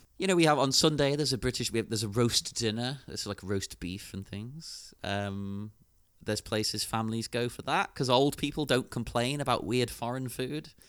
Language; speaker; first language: English; native; English